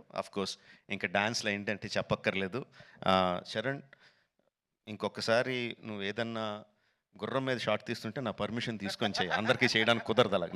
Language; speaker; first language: Telugu; native; Telugu